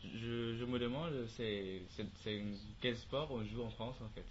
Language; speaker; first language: French; non-native, learner; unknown